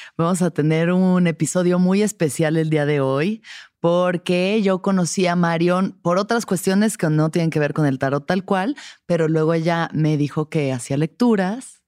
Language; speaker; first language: Spanish; native; Spanish